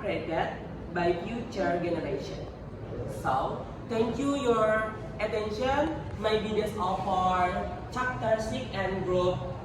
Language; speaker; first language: English; non-native, learner; Indonesian